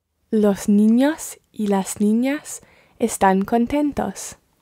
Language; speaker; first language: Spanish; non-native, learner; English